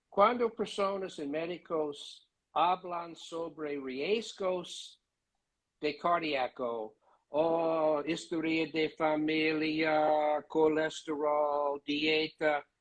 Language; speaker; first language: Spanish; non-native, learner; English